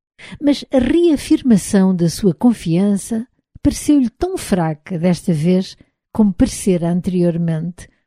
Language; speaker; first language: Portuguese; native; Portuguese